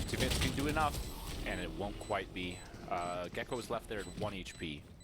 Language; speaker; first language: English; native; English